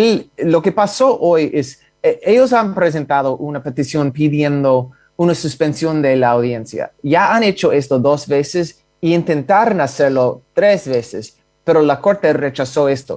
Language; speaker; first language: Spanish; non-native, fluent; English